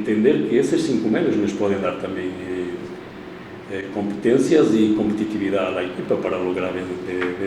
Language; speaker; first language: Spanish; non-native, fluent; Portuguese